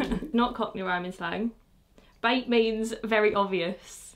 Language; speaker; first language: English; native; English